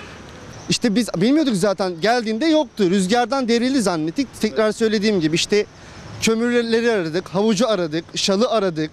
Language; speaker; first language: Turkish; native; Turkish